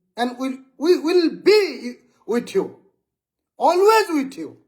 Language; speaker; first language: English; non-native, local second language; Assamese